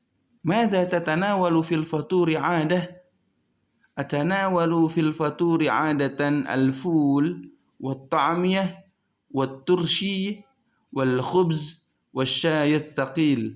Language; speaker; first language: Arabic; non-native, fluent; Indonesian